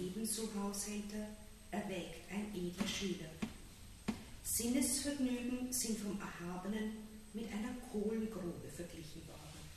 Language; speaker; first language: German; native; German